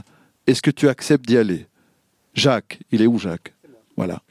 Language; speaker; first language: French; native; French